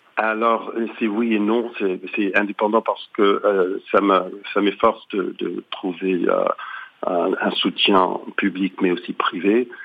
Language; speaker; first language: French; non-native, fluent; English